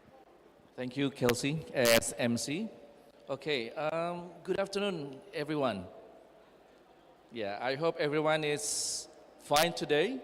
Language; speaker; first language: English; non-native, fluent; Indonesian